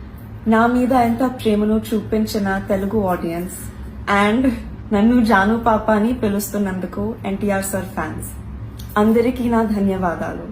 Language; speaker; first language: Telugu; non-native, learner; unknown